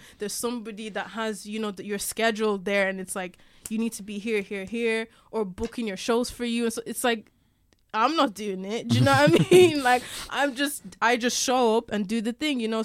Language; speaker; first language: English; native; English